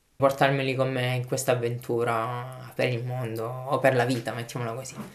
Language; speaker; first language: Italian; native; Italian